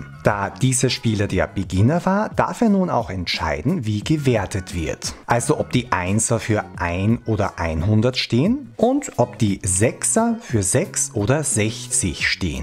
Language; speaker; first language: German; native; German